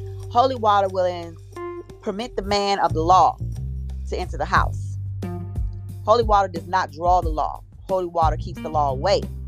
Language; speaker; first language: English; native; English